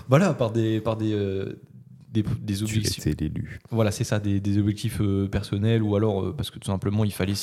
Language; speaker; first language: French; native; French